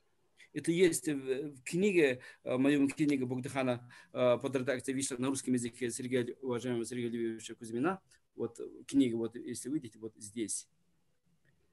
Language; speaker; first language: Russian; non-native, fluent; Mongolian